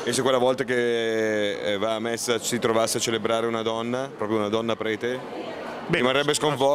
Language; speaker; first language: Italian; native; Italian